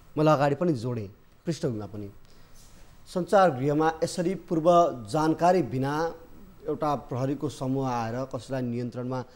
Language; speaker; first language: Nepali; native; Nepali